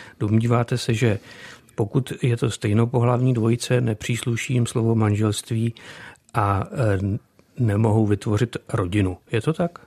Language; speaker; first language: Czech; native; Czech